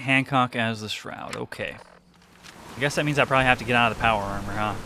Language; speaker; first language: English; native; English